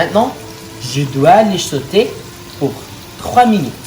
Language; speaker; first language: French; non-native, learner; English